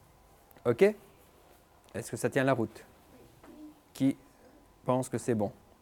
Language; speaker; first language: French; native; French